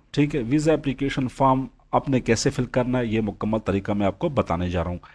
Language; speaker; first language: Urdu; non-native, local second language; Punjabi